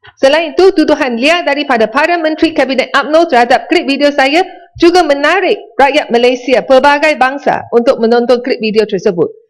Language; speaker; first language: Malay; non-native, local second language; Chinese